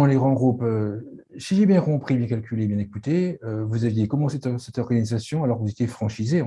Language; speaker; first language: French; native; French